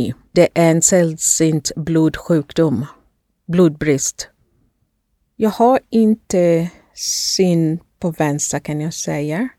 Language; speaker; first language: Swedish; non-native, fluent; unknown